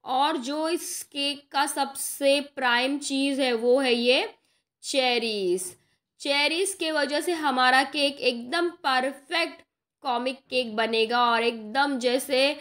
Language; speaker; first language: Hindi; non-native, local second language; Marathi